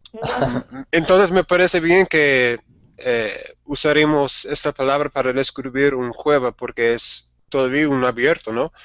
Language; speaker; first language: Spanish; non-native, learner; English